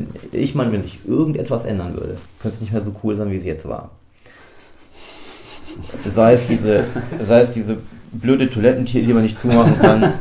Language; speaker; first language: German; native; German